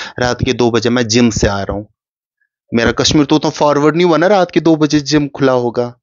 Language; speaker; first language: Hindi; non-native, local second language; Kashmiri